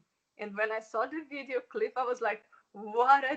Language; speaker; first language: English; non-native, fluent; Portuguese